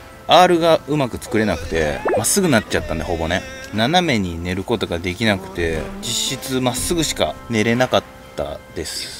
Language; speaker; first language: Japanese; native; Japanese